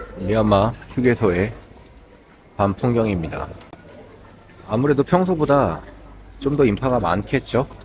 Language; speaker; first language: Korean; native; Korean